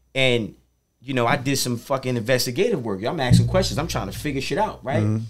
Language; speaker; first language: English; native; English